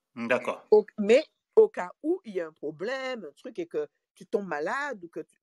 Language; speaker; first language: French; native; French